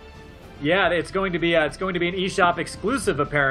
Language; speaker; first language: English; native; English